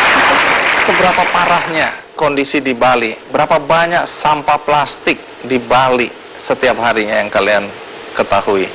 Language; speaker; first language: Indonesian; native; Indonesian